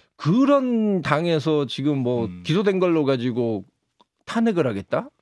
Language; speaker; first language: Korean; native; Korean